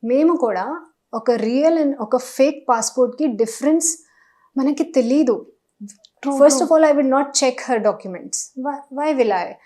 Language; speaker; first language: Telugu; non-native, fluent; Hindi